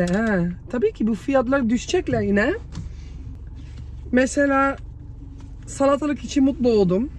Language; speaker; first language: Turkish; early bilingual, heritage; Turkish